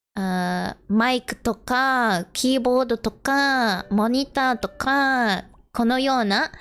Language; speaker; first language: Japanese; non-native, learner; English